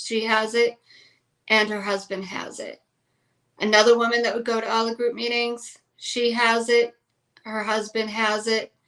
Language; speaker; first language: English; native; English